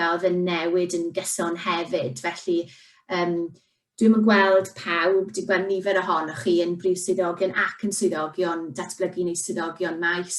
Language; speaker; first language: Welsh; native; Welsh